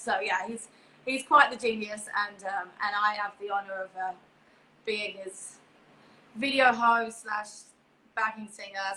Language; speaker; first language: English; native; English